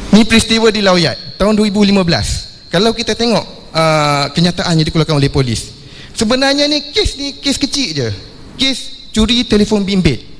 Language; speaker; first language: Malay; non-native, local second language; Chinese